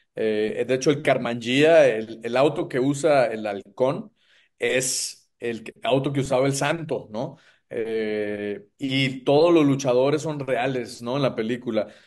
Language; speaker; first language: Spanish; native; Spanish